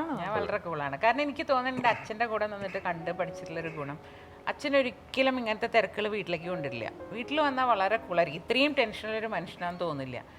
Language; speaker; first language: Malayalam; native; Malayalam